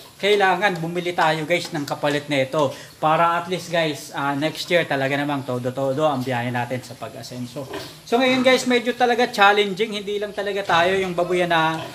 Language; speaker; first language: Filipino; native; Filipino